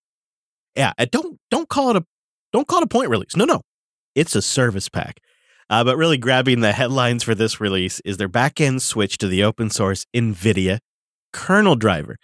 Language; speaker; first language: English; native; English